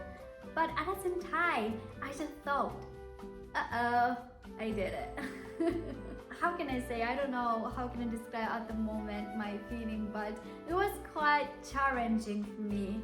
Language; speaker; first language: English; non-native, fluent; Japanese